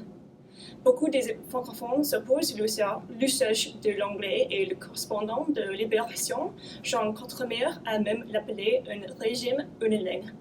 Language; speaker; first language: French; non-native, learner; English